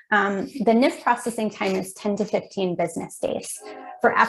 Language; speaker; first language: English; native; English